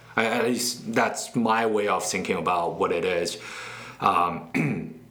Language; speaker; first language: English; non-native, fluent; Chinese